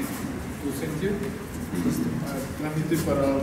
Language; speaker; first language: Spanish; non-native, learner; Portuguese